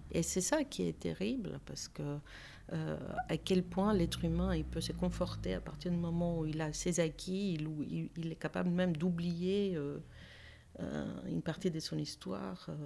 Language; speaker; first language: French; non-native, fluent; Greek